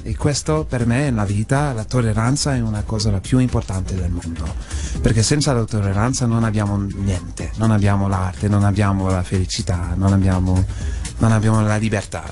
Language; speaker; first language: Italian; non-native, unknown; English